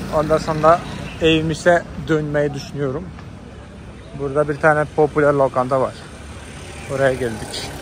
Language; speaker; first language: Turkish; non-native, fluent; Malayalam